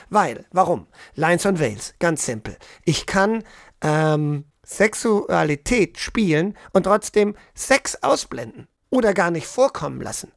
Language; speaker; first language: German; native; German